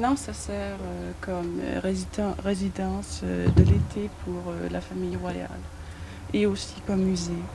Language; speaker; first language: French; non-native, fluent; Danish